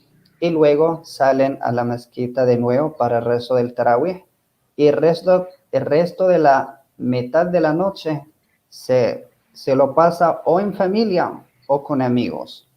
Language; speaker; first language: Spanish; non-native, fluent; Arabic